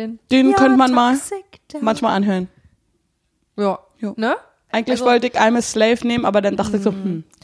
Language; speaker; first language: German; native; German